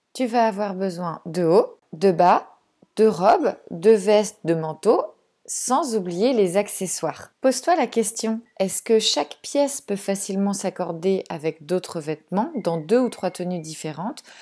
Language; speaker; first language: French; native; French